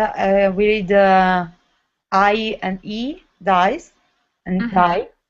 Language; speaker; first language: English; non-native, learner; Italian